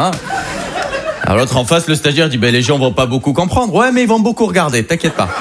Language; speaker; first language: French; native; French